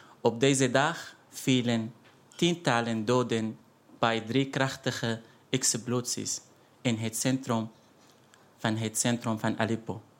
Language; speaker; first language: Dutch; non-native, fluent; Arabic